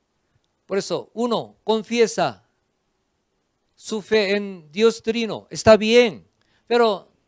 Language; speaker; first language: Spanish; non-native, fluent; Korean